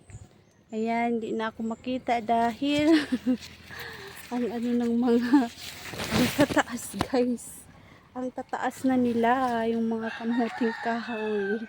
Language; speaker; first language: Filipino; native; Filipino